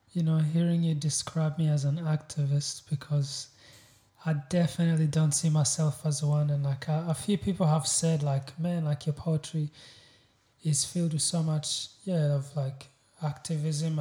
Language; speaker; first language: English; non-native, local second language; Kinyarwanda